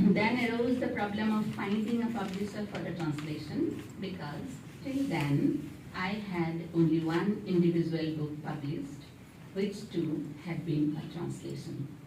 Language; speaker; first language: English; non-native, local second language; Assamese